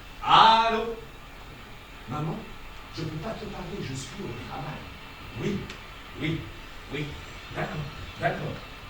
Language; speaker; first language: French; native; French